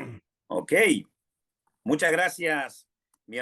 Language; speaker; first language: Spanish; native; Spanish